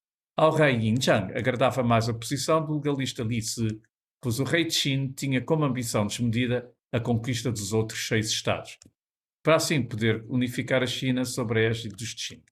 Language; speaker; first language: Portuguese; native; Portuguese